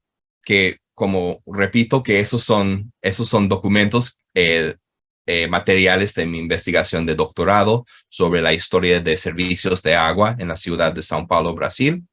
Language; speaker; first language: Spanish; non-native, fluent; English